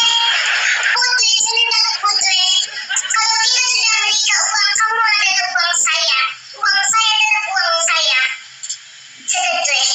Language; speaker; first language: Chinese; non-native, learner; Indonesian